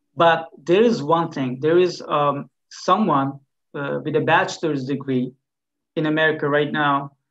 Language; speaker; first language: English; non-native, fluent; Turkish